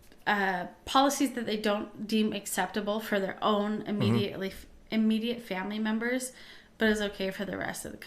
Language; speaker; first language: English; native; English